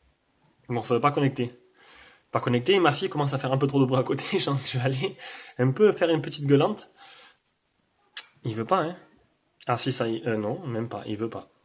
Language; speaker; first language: French; native; French